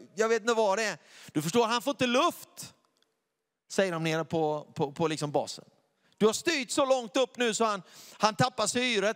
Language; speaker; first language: Swedish; native; Swedish